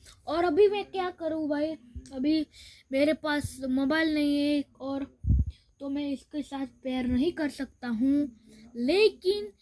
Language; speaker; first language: Hindi; native; Hindi